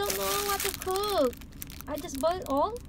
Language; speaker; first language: English; non-native, fluent; Indonesian